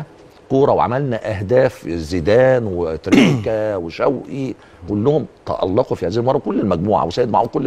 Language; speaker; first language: Arabic; native; Arabic